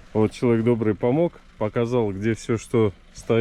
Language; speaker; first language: Russian; native; Russian